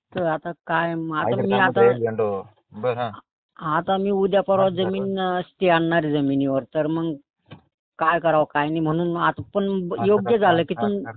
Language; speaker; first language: Marathi; native; Marathi